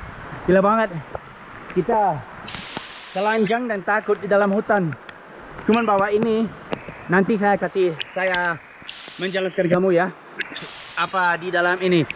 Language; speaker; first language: Indonesian; non-native, fluent; English